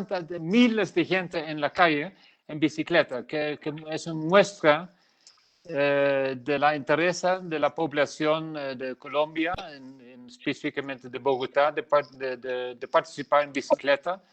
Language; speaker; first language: Spanish; non-native, learner; Dutch